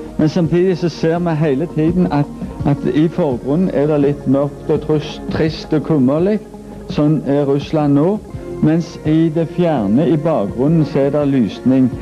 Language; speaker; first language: Norwegian; native; Norwegian